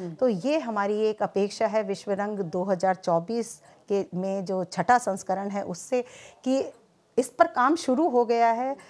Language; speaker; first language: Hindi; native; Hindi